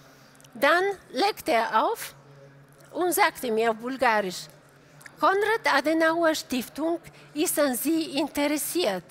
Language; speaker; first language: German; non-native, fluent; Bulgarian